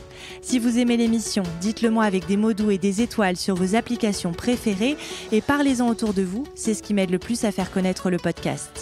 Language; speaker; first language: French; native; French